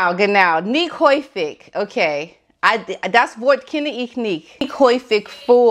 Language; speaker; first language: German; non-native, learner; English